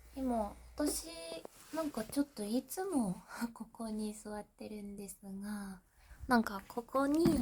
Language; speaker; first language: Japanese; non-native, learner; English